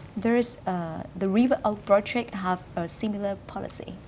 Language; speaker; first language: English; non-native, fluent; Vietnamese